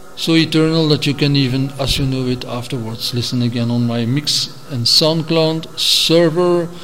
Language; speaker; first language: English; non-native, fluent; Dutch